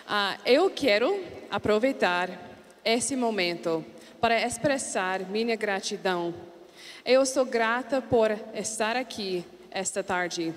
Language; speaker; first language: Portuguese; non-native, learner; English